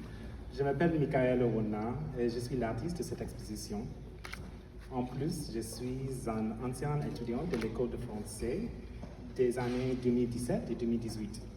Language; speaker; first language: French; non-native, fluent; English